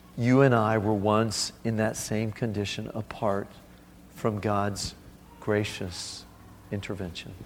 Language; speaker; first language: English; native; English